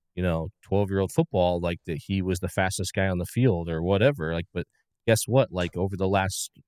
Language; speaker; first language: English; native; English